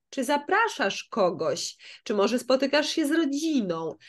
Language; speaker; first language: Polish; native; Polish